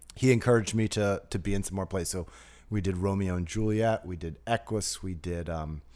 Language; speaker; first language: English; native; English